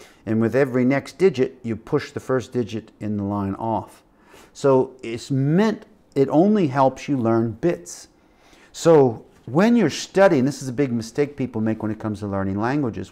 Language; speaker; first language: English; native; English